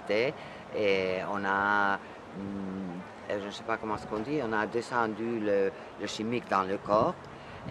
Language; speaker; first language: French; non-native, fluent; Spanish